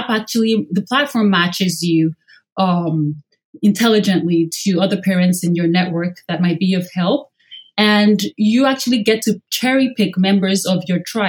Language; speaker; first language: English; non-native, local second language; Yoruba